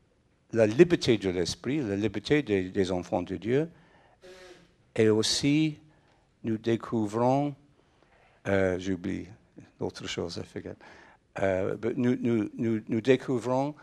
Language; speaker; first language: French; non-native, fluent; English